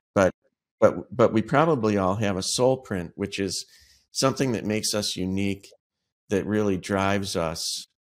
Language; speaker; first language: English; native; English